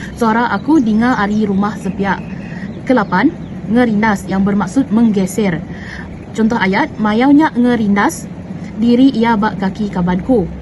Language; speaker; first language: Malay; non-native, local second language; Iban